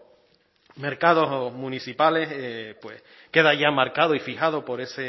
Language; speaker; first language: Spanish; native; Spanish